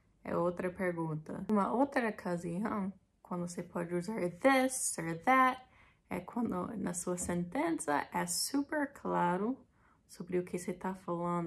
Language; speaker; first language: Portuguese; non-native, fluent; English